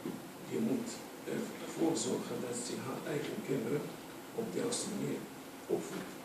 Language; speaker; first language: Dutch; non-native, fluent; Arabic